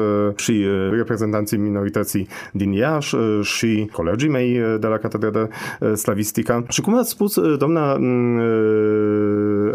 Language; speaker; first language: Romanian; non-native, fluent; Polish